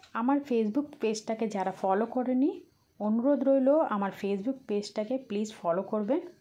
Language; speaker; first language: Bangla; non-native, local second language; Hindi